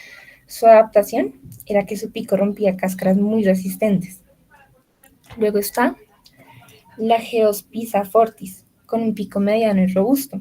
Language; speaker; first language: Spanish; native; Spanish